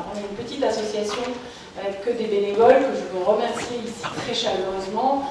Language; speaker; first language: French; native; French